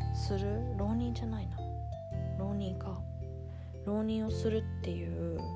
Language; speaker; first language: Japanese; early bilingual, other home language; English